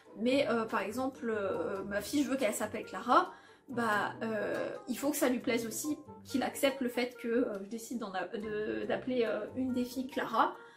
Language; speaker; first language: French; early bilingual, other home language; Polish